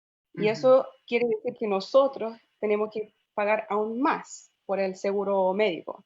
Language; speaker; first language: Spanish; non-native, fluent; English